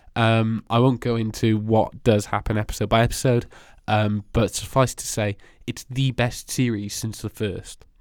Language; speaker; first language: English; native; English